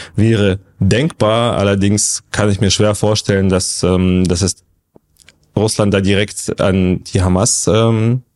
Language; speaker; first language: German; non-native, fluent; Russian